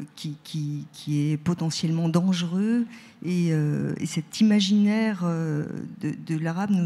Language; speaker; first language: French; native; French